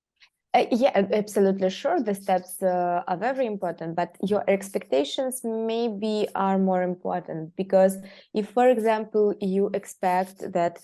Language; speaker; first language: English; non-native, fluent; Russian